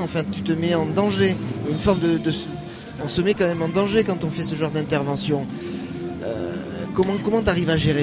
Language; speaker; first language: French; native; French